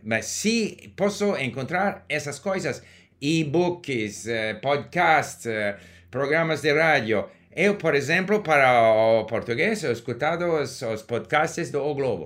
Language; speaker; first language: Portuguese; non-native, learner; English